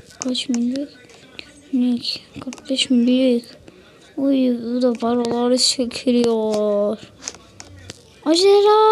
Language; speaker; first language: Turkish; native; Turkish